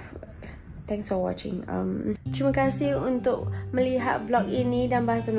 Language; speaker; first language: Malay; non-native, local second language; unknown